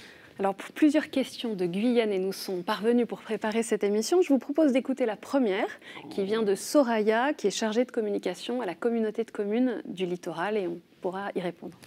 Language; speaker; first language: French; native; French